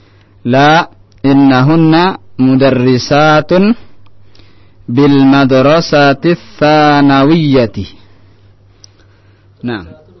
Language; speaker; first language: Arabic; non-native, fluent; Indonesian